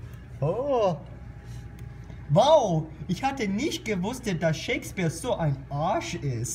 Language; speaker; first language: German; non-native, learner; English